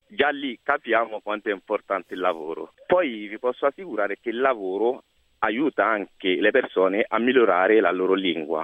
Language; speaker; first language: Italian; non-native, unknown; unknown